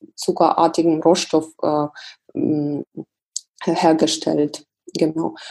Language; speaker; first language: German; non-native, fluent; Russian